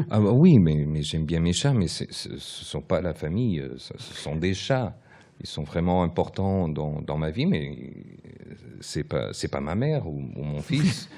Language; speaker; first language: French; early bilingual, other home language; Portuguese